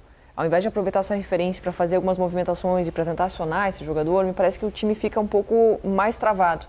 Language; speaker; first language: Portuguese; native; Portuguese